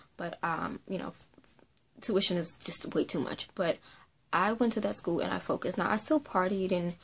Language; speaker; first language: English; native; English